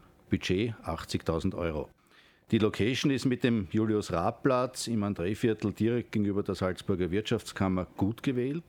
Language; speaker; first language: German; native; German